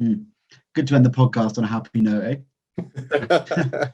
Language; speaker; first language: English; native; English